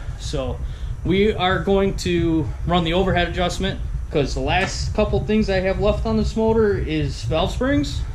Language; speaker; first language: English; native; English